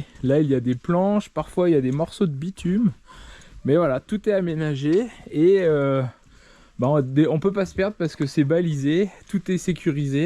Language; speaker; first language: French; native; French